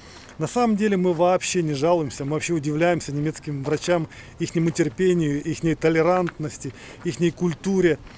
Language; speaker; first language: Russian; native; Russian